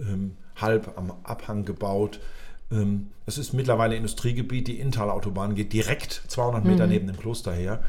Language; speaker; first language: German; native; German